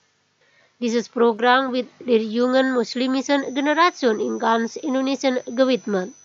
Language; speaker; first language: German; non-native, fluent; Indonesian